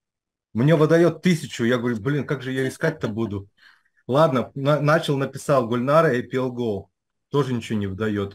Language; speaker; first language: Russian; native; Russian